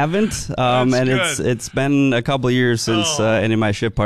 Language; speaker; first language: English; native; English